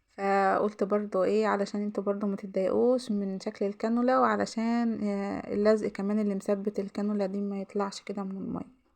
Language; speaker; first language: Arabic; native; Arabic